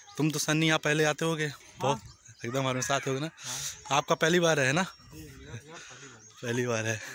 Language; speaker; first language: Hindi; native; Hindi